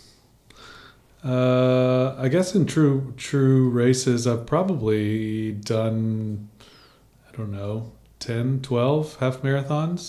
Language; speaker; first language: English; native; English